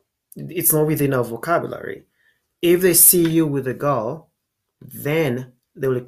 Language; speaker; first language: English; non-native, local second language; Kinyarwanda